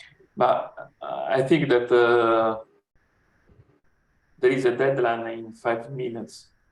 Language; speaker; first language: English; non-native, fluent; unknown